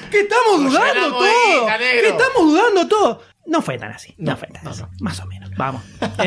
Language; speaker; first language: Spanish; native; Spanish